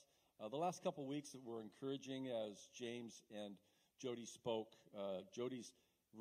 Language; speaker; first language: English; native; English